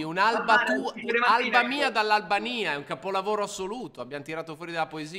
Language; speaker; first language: Italian; native; Italian